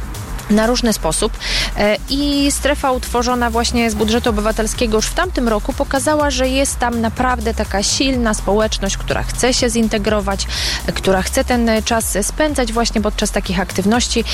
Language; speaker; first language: Polish; native; Polish